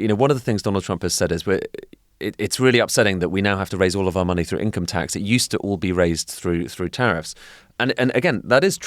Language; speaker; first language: English; native; English